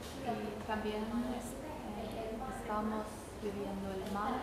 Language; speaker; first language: Spanish; non-native, learner; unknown